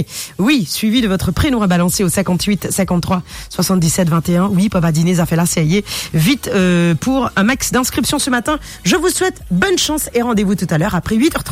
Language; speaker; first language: French; non-native, local second language; Morisyen